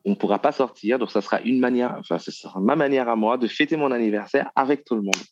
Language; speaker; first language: French; non-native, local second language; Haitian Creole